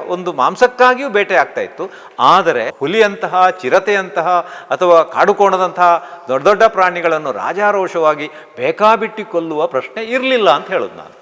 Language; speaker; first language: Kannada; non-native, local second language; Tulu